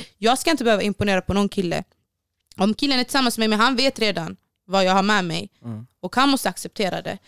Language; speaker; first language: Swedish; early bilingual, other home language; Baluchi